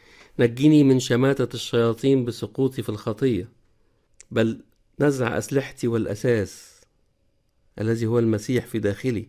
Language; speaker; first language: Arabic; native; Arabic